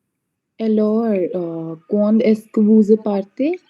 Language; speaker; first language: French; non-native, learner; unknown